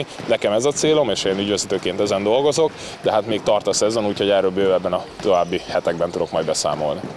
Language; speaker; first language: Hungarian; native; Hungarian